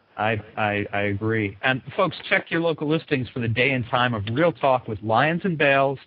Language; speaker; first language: English; native; English